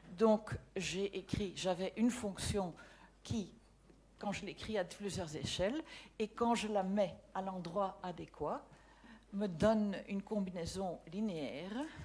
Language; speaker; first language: French; non-native, local second language; Dutch